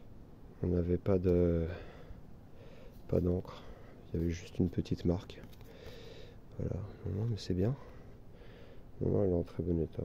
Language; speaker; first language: French; native; French